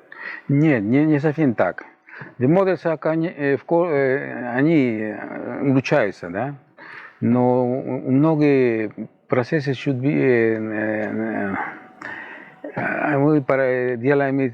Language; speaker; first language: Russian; non-native, fluent; Spanish